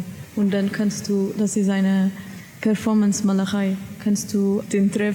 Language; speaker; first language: German; non-native, learner; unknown